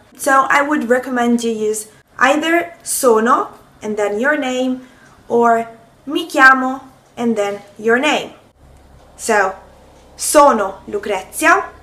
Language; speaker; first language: English; non-native, fluent; Italian